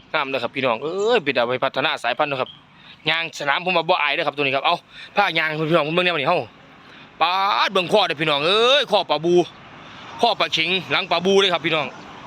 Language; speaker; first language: Thai; native; Thai